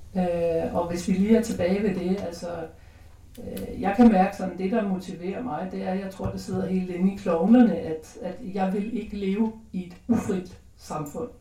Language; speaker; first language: Danish; native; Danish